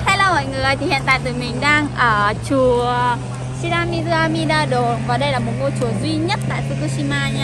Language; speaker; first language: Vietnamese; native; Vietnamese